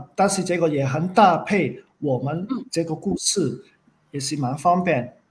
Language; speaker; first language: Chinese; non-native, fluent; Cantonese